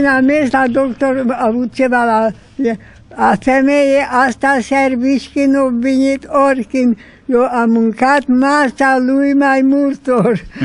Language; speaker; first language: Romanian; non-native, local second language; Hungarian